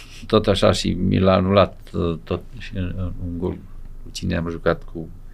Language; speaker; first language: Romanian; non-native, local second language; Serbian